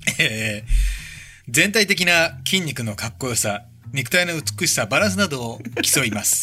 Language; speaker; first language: Japanese; native; Japanese